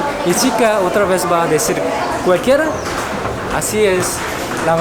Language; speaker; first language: Spanish; non-native, fluent; Korean